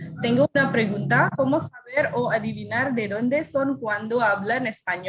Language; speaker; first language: Spanish; non-native, learner; Indonesian